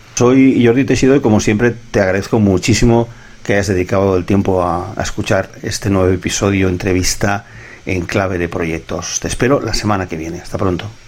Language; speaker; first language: Spanish; non-native, local second language; Catalan